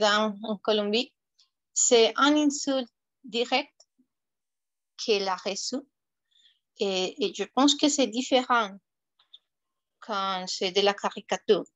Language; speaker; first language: French; non-native, fluent; Spanish